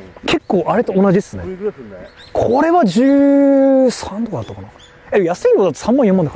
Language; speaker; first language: Japanese; native; Japanese